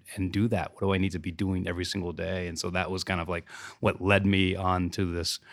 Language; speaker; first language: English; native; English